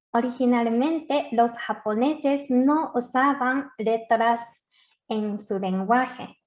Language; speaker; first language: Spanish; non-native, fluent; Japanese